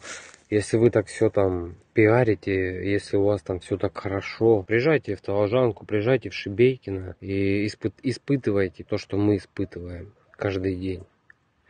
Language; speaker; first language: Russian; native; Russian